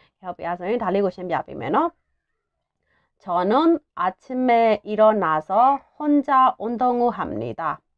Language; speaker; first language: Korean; non-native, fluent; Burmese